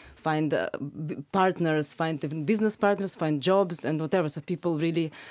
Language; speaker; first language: English; non-native, fluent; Russian